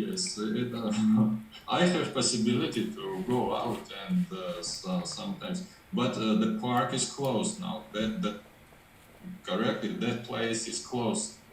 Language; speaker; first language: English; non-native, learner; Russian